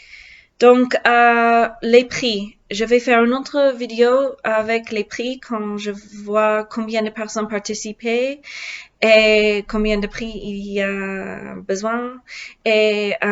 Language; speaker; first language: French; non-native, learner; English